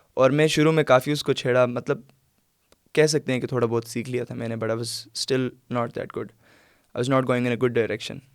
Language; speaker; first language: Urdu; non-native, local second language; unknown